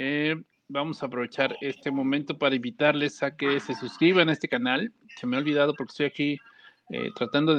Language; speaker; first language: Spanish; native; Spanish